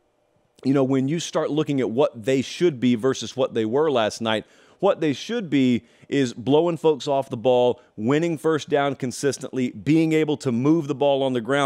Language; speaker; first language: English; native; English